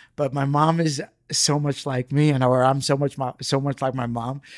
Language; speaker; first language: English; early bilingual, other home language; Spanish